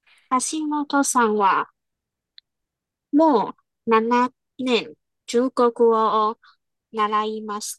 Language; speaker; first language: Japanese; non-native, learner; Chinese